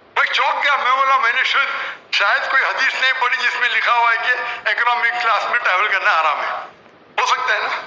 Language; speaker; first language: Hindi; non-native, local second language; Konkani